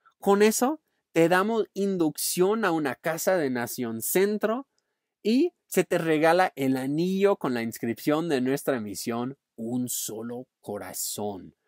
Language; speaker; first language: Spanish; non-native, fluent; English